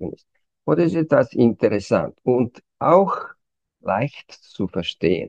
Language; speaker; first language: German; non-native, fluent; Romanian